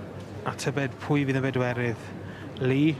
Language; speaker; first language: Welsh; native; Welsh